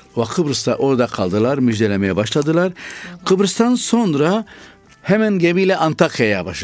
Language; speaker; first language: Turkish; non-native, fluent; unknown